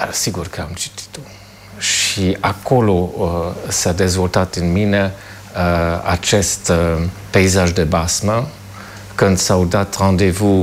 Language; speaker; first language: Romanian; non-native, fluent; German